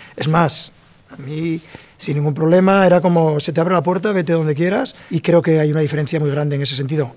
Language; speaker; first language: Spanish; native; Spanish